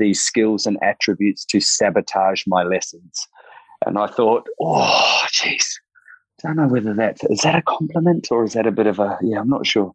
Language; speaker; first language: English; native; English